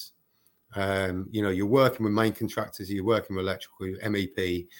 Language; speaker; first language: English; native; English